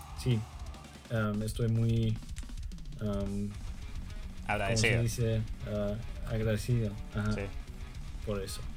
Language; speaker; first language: Spanish; early bilingual, heritage; German